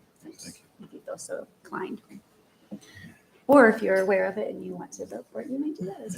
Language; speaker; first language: English; native; English